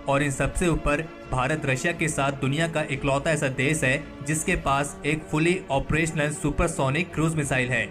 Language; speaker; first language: Hindi; native; Hindi